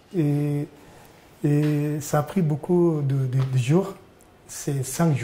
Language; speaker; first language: French; non-native, learner; Arabic